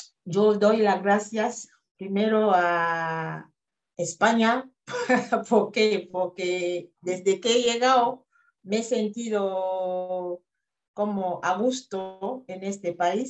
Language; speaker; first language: Spanish; non-native, fluent; French